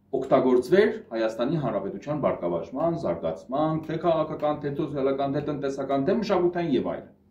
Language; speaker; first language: Armenian; native; Armenian